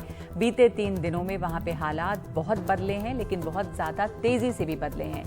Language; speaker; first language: Hindi; native; Hindi